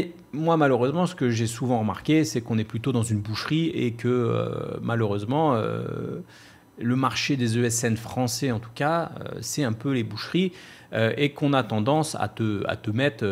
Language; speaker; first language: French; native; French